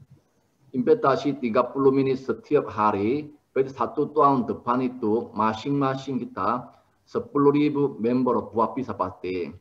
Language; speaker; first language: Indonesian; non-native, learner; Korean